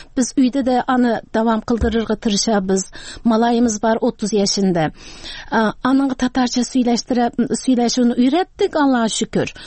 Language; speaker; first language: Tatar; early bilingual, heritage; Tatar